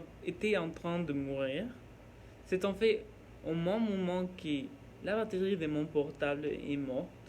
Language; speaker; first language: French; non-native, learner; Norwegian